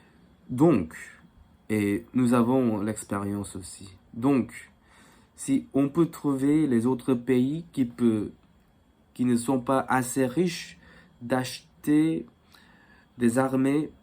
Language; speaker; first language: French; non-native, fluent; Korean